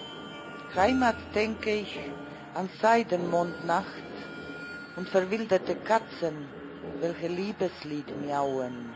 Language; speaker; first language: German; non-native, fluent; Croatian